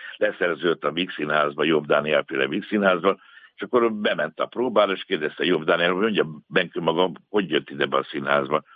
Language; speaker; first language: Hungarian; native; Hungarian